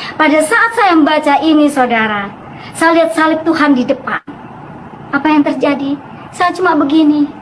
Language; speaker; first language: Indonesian; non-native, local second language; Madurese